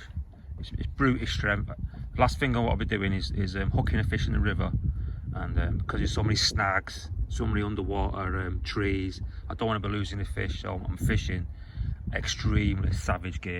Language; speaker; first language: English; native; English